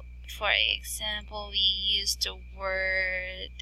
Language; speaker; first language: English; non-native, fluent; Filipino